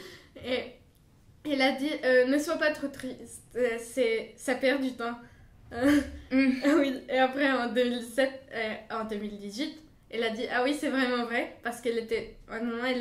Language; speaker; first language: French; non-native, fluent; Bulgarian